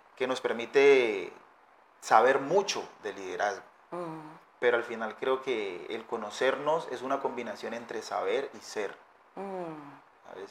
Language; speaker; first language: Spanish; native; Spanish